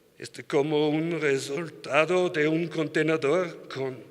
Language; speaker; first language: Spanish; non-native, learner; German